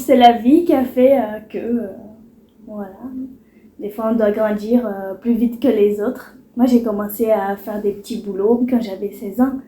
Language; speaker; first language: French; early bilingual, other home language; Portuguese